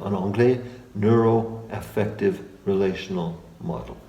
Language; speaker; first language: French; non-native, fluent; English